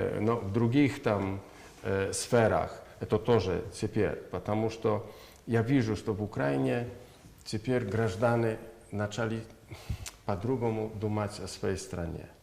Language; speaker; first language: Russian; non-native, learner; Polish